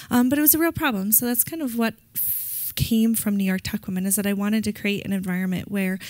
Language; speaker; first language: English; native; English